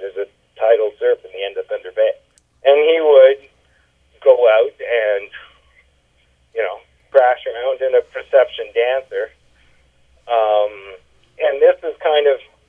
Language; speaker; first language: English; native; English